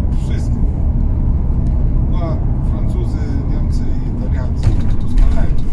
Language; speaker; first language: Polish; non-native, learner; Russian